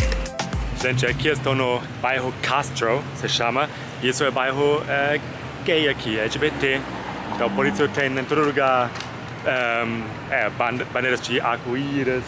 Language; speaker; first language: Portuguese; non-native, fluent; German